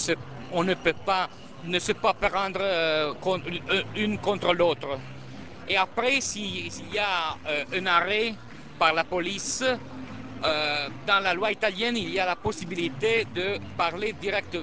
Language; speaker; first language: French; non-native, learner; Italian